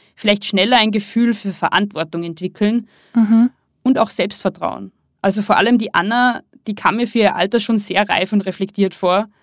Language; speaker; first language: German; native; German